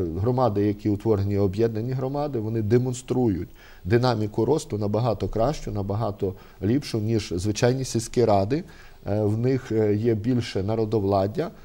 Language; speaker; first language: Ukrainian; native; Ukrainian